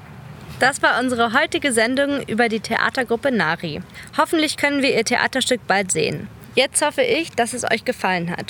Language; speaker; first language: German; non-native, fluent; Persian